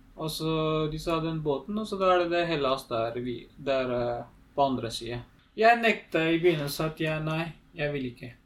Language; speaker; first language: Norwegian; non-native, learner; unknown